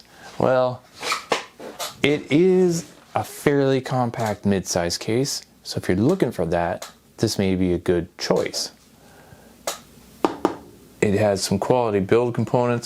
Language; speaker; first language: English; native; English